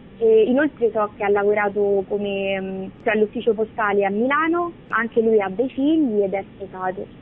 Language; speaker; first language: Italian; early bilingual, other home language; Albanian